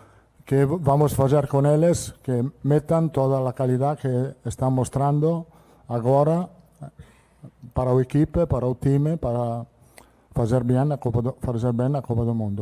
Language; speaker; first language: Portuguese; non-native, fluent; Italian